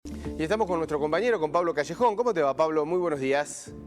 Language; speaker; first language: Spanish; native; Spanish